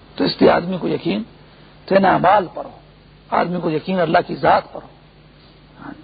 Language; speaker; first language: Urdu; non-native, local second language; Pashto